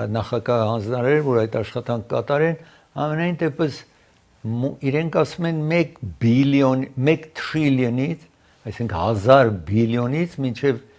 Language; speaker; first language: Armenian; native; Armenian